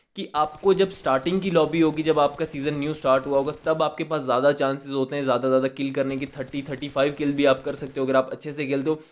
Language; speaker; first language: Hindi; native; Hindi